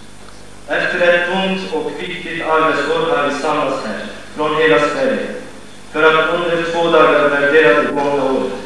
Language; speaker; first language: Swedish; non-native, fluent; Kurdish